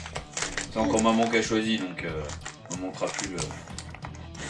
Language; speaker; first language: French; native; French